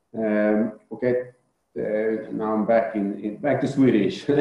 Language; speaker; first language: English; non-native, fluent; Swedish